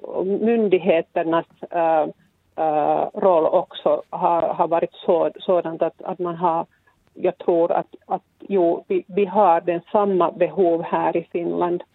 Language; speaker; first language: Swedish; non-native, local second language; Finnish